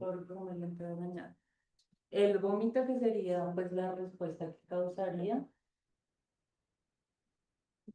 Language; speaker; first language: Spanish; native; Spanish